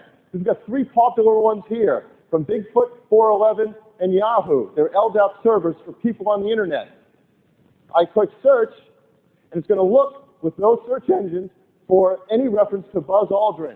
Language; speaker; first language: English; native; English